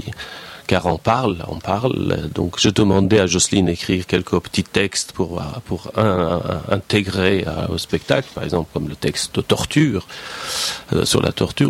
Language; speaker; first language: French; non-native, fluent; Persian